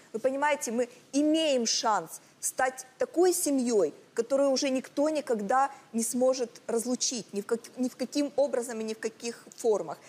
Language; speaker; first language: Russian; native; Russian